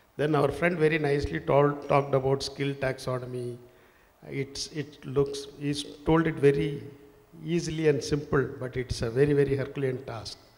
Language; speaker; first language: English; non-native, local second language; Tamil